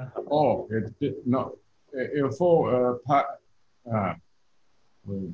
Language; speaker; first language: French; non-native, learner; English